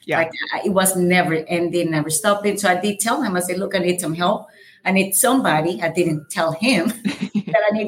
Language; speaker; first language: English; non-native, fluent; Spanish